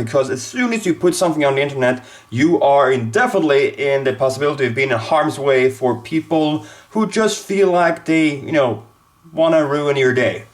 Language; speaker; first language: English; non-native, fluent; Swedish